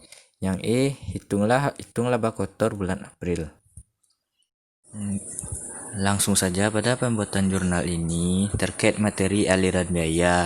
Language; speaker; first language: Indonesian; native; Indonesian